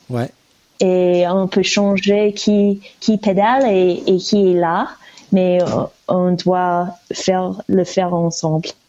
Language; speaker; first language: French; non-native, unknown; English